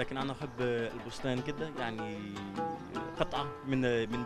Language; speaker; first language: Arabic; non-native, learner; English